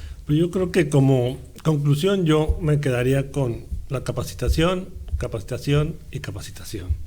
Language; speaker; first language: Spanish; native; Spanish